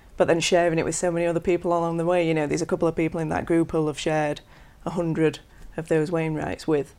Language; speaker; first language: English; native; English